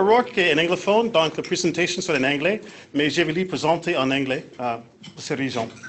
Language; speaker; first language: French; native; French